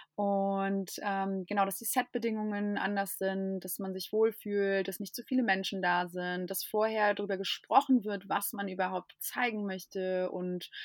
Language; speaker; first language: German; non-native, fluent; English